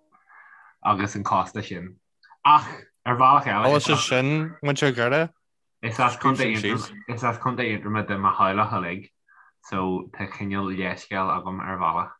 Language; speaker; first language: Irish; non-native, local second language; English